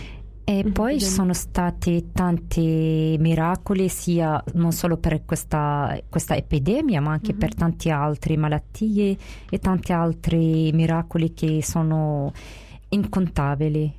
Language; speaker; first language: Italian; non-native, fluent; Arabic